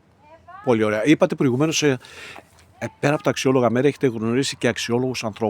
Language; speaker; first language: Greek; native; Greek